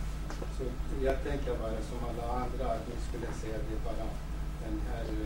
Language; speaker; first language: Swedish; non-native, fluent; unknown